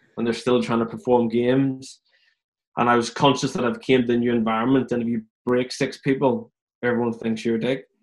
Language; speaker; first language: English; native; English